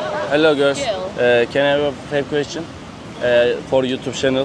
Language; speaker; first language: English; non-native, learner; Turkish